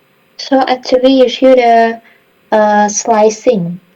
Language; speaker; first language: English; non-native, learner; Indonesian